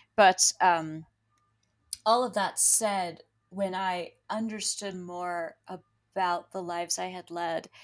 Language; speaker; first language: English; early bilingual, other home language; Spanish